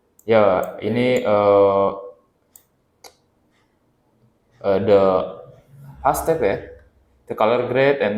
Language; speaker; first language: English; non-native, learner; Indonesian